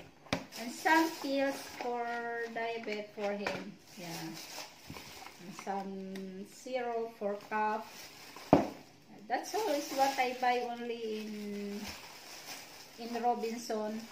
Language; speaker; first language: English; non-native, local second language; Filipino